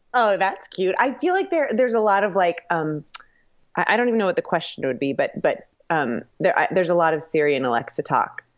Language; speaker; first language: English; native; English